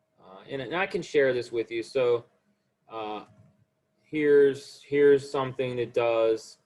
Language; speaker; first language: English; native; English